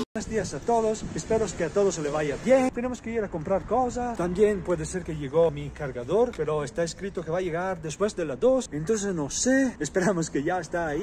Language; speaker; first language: Spanish; non-native, learner; Italian